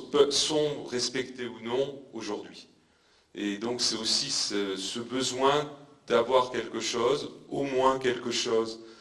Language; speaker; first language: French; native; French